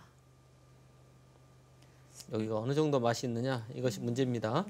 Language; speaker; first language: Korean; native; Korean